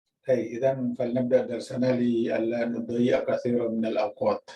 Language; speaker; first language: Arabic; non-native, fluent; Indonesian